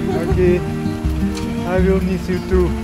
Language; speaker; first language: English; non-native, learner; Russian